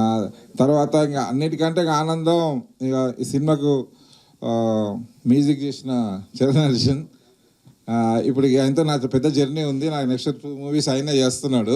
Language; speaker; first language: Telugu; native; Telugu